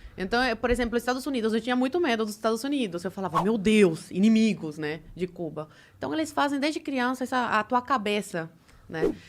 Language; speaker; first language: Portuguese; early bilingual, other home language; Spanish